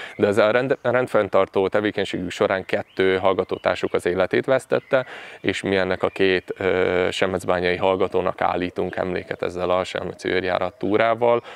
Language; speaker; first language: Hungarian; native; Hungarian